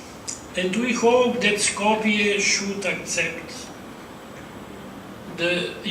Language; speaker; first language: English; non-native, fluent; Bulgarian